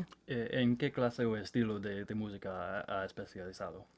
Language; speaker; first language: Spanish; non-native, learner; English